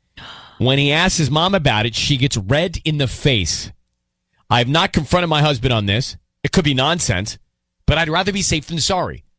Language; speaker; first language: English; native; English